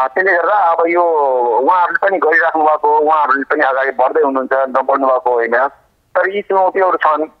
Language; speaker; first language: Nepali; non-native, local second language; Maithili